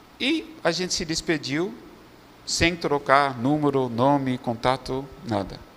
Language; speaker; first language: Portuguese; non-native, fluent; Dutch